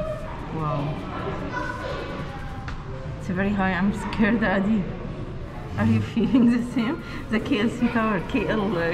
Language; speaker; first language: English; non-native, fluent; Arabic